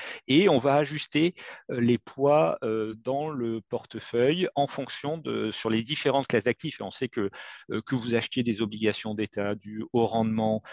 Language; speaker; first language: French; native; French